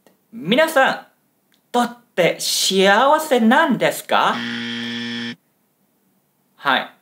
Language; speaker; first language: Japanese; non-native, learner; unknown